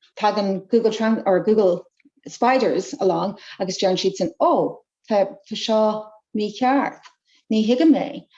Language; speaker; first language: Irish; non-native, local second language; English